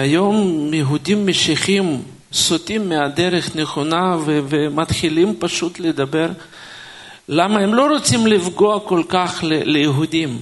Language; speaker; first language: Hebrew; non-native, fluent; Russian